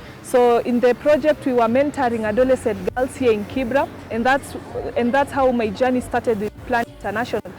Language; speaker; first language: English; non-native, local second language; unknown